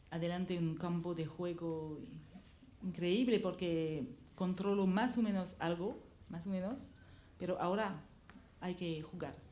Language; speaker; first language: Spanish; non-native, learner; French